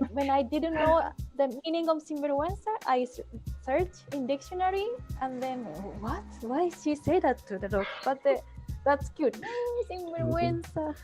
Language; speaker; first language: English; non-native, fluent; Japanese